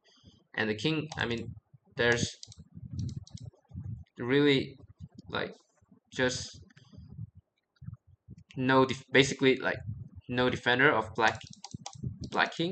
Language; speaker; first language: English; non-native, fluent; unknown